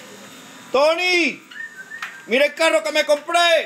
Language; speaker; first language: Spanish; native; Spanish